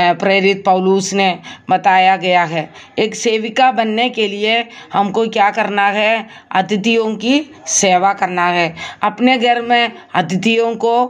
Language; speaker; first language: Hindi; non-native, local second language; Malayalam